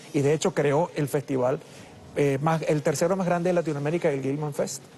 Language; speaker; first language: Spanish; early bilingual, other home language; English